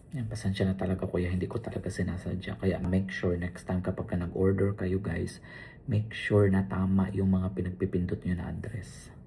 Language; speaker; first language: Filipino; non-native, local second language; Cebuano